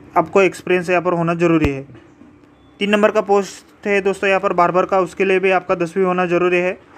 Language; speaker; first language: Hindi; non-native, local second language; Marathi